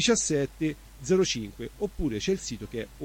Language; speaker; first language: Italian; native; Italian